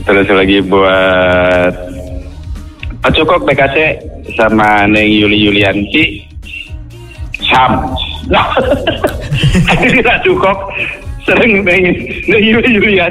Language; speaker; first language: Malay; non-native, local second language; Sundanese